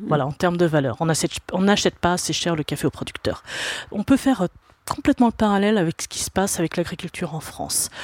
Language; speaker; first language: French; native; French